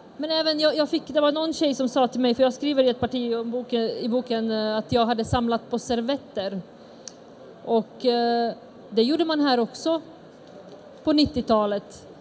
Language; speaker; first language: Swedish; early bilingual, other home language; Bosnian